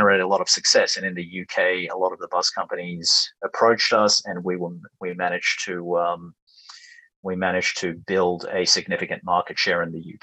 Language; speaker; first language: English; native; English